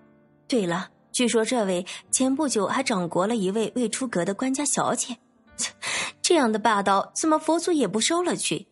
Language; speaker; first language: Chinese; native; Chinese